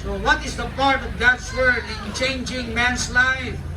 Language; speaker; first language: English; non-native, local second language; Filipino